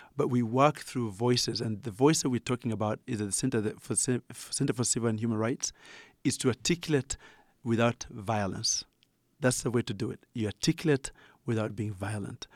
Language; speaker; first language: English; non-native, local second language; Ganda